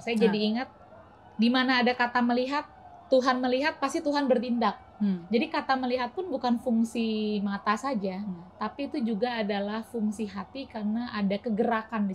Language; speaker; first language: Indonesian; native; Indonesian